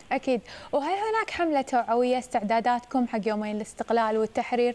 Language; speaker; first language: Arabic; native; Arabic